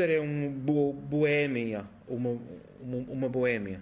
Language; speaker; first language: Portuguese; non-native, learner; English